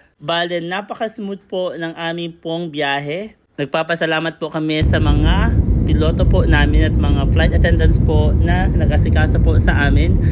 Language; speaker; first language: Filipino; native; Filipino